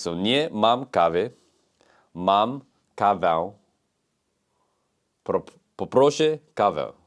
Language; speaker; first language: Polish; non-native, learner; English